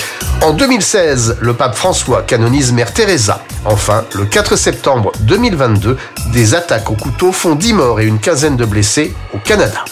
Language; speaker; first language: French; native; French